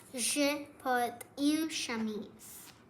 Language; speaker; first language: French; non-native, learner; English